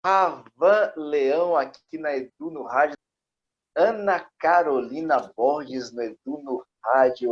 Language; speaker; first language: Portuguese; native; Portuguese